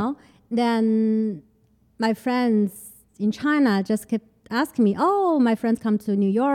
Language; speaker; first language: English; non-native, fluent; Chinese